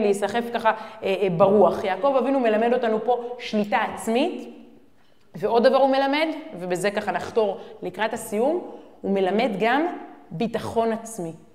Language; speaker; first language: Hebrew; native; Hebrew